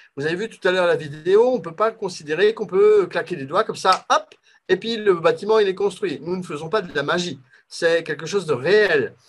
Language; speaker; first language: French; native; French